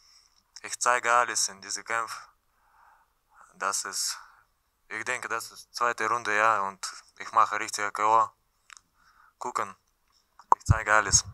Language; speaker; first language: German; non-native, learner; Russian